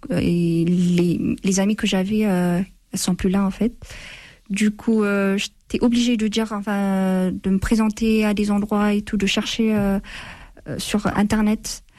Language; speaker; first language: French; non-native, fluent; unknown